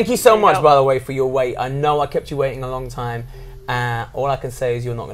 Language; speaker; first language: English; native; English